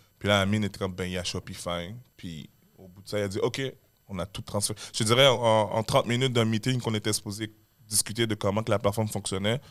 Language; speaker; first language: French; native; French